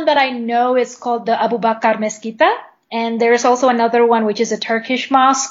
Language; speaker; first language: English; non-native, fluent; Indonesian